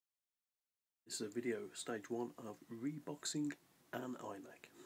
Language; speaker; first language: English; native; English